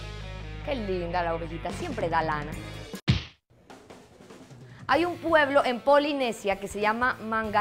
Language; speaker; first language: Spanish; native; Spanish